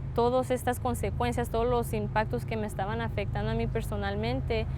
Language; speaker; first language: Spanish; early bilingual, heritage; Spanish